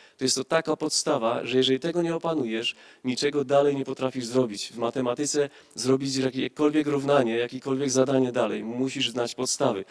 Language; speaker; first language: Polish; native; Polish